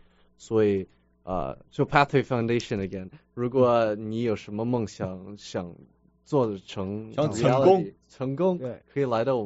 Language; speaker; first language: Chinese; early bilingual, heritage; Chinese